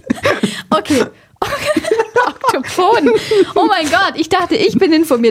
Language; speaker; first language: German; native; German